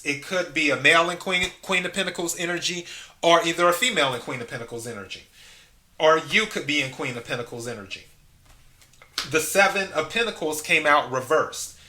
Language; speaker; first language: English; native; English